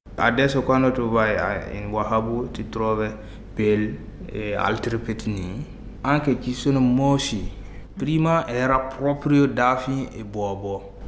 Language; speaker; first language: Italian; non-native, learner; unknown